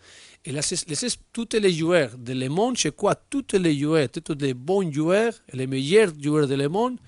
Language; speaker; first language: French; non-native, learner; Spanish